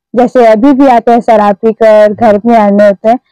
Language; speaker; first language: Hindi; native; Hindi